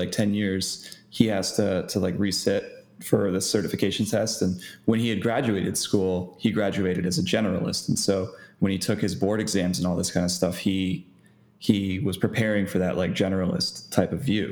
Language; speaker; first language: English; native; English